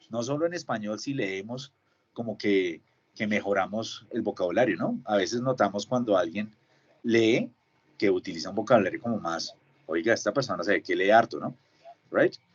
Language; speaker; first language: Spanish; native; Spanish